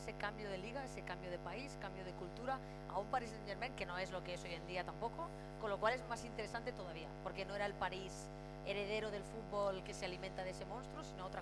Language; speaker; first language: Spanish; native; Spanish